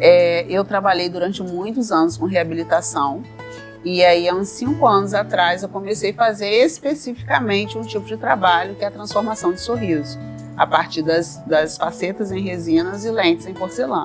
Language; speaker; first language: Portuguese; native; Portuguese